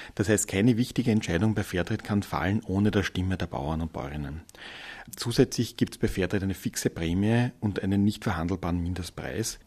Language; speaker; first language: German; native; German